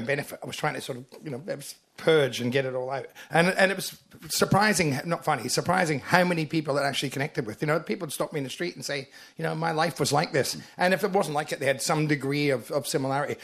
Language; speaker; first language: English; native; English